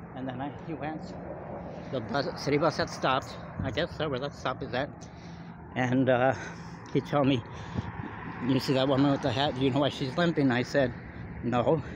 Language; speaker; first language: English; native; English